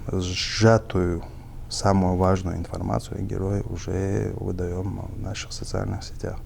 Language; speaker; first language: Russian; non-native, local second language; Chechen